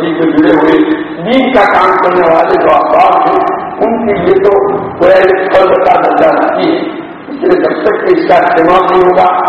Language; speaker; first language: Urdu; native; Urdu